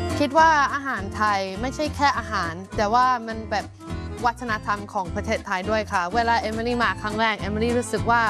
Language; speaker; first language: Thai; non-native, fluent; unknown